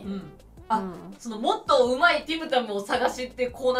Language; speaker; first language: Japanese; native; Japanese